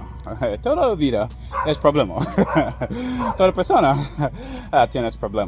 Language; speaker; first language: Spanish; non-native, learner; English